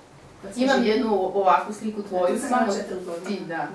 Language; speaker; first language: Croatian; native; Croatian